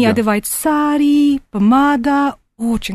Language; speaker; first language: Russian; non-native, learner; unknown